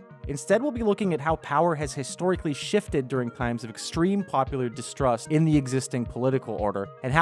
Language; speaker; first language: English; native; English